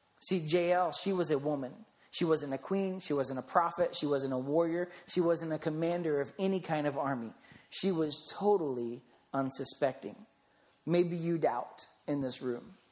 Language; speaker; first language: English; native; English